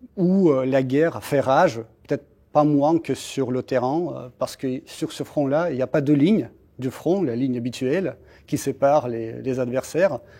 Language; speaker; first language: French; non-native, fluent; Russian